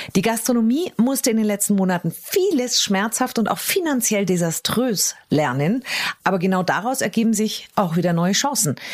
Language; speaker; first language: German; native; German